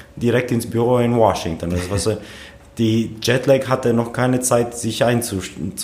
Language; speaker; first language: German; non-native, fluent; Romanian